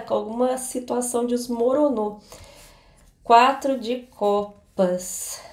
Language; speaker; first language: Portuguese; native; Portuguese